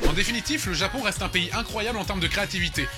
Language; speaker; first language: French; native; French